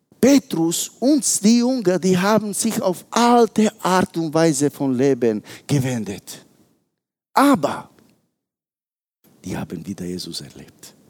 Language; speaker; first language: German; non-native, fluent; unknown